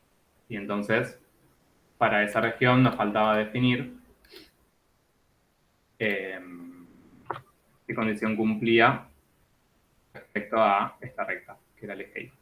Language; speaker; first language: Spanish; native; Spanish